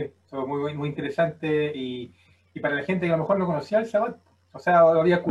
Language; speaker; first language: Spanish; native; Spanish